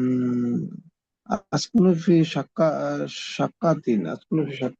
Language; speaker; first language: Arabic; non-native, learner; Bangla